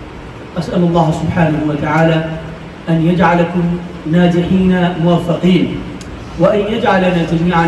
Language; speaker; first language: Arabic; non-native, fluent; Bangla